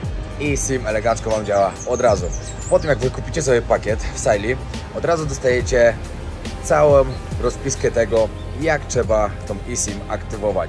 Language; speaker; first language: Polish; native; Polish